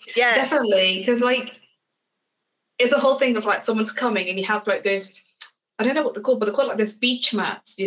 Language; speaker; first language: English; native; English